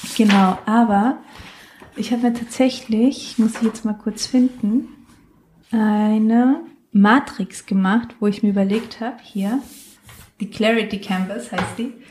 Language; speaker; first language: German; non-native, fluent; Spanish